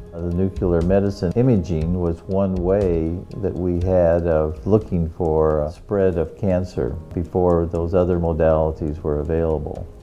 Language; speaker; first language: English; native; English